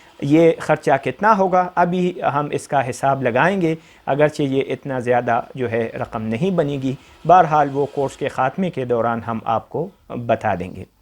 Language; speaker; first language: Urdu; non-native, local second language; Pashto